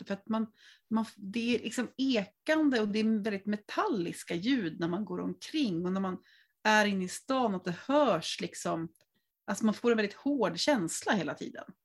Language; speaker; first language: Swedish; native; Swedish